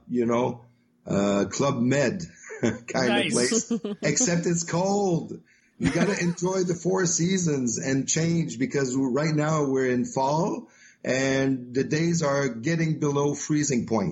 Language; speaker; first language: English; non-native, fluent; French